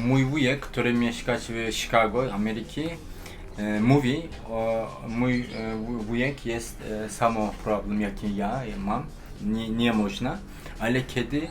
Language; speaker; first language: Polish; non-native, learner; Turkish